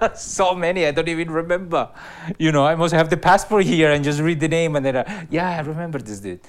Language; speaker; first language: English; non-native, fluent; Spanish